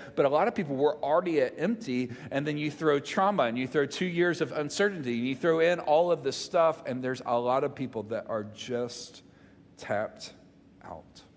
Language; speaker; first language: English; native; English